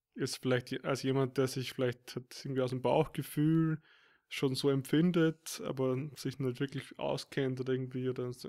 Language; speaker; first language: German; native; German